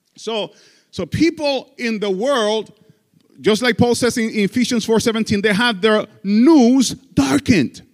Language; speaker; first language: English; non-native, fluent; Spanish